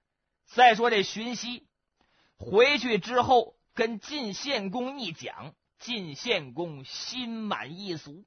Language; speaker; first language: Chinese; native; Chinese